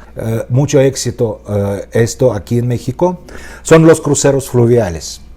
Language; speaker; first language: Spanish; non-native, fluent; Russian